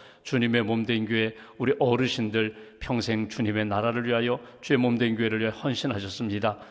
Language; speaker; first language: Korean; native; Korean